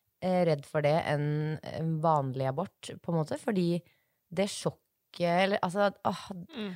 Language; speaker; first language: Norwegian; native; Norwegian